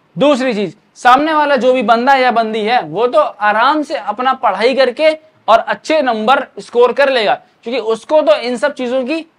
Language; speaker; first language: Hindi; native; Hindi